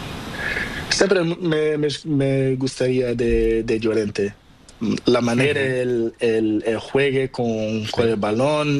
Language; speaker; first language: Spanish; non-native, learner; Portuguese